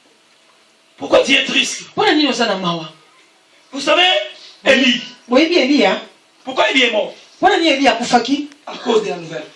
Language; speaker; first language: French; non-native, local second language; Lingala